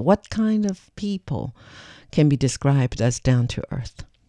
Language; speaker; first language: English; non-native, fluent; Chinese